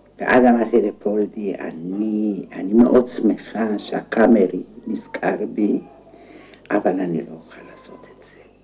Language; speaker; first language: Hebrew; non-native, fluent; Romanian